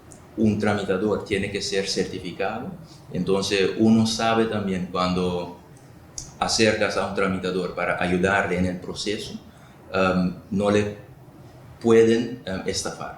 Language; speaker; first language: Spanish; non-native, local second language; Papiamento